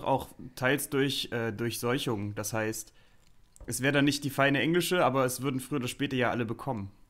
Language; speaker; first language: German; native; German